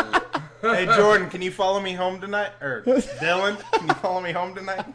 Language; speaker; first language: English; native; English